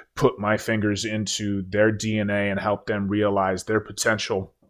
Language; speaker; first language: English; native; English